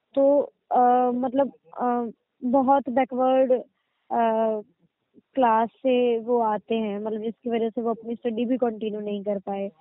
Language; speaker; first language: Hindi; native; Hindi